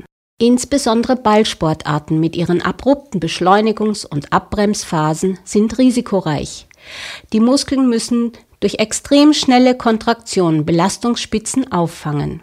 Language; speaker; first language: German; native; German